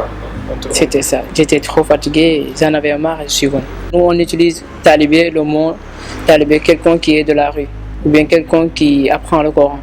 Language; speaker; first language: French; non-native, local second language; Wolof